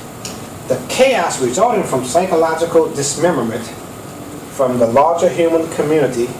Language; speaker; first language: English; native; English